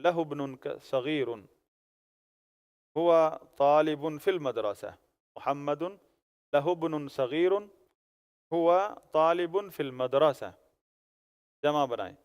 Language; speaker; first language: Arabic; non-native, fluent; Urdu